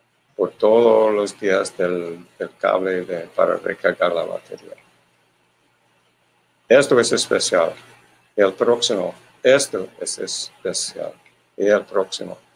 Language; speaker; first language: Spanish; non-native, learner; English